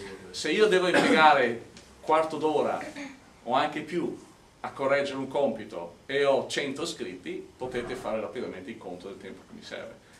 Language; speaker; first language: Italian; non-native, fluent; English